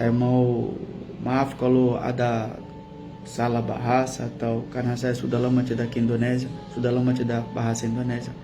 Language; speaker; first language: Indonesian; non-native, learner; Portuguese